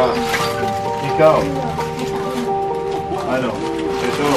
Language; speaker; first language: Filipino; non-native, learner; Arabic